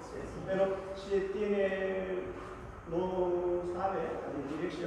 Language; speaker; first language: Spanish; non-native, learner; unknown